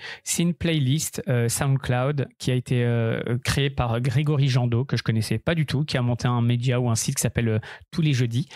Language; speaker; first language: French; native; French